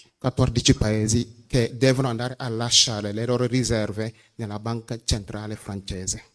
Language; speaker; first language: Italian; non-native, fluent; Wolof